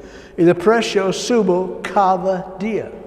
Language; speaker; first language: Spanish; non-native, learner; English